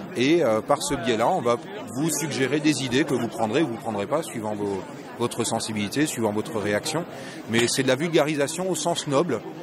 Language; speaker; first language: French; native; French